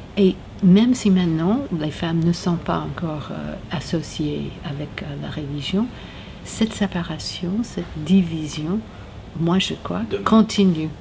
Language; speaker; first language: French; non-native, learner; English